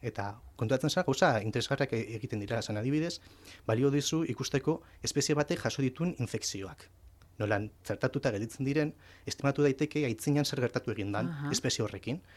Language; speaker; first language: Basque; native; Basque